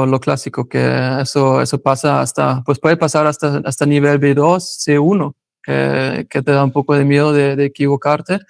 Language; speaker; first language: Spanish; non-native, fluent; German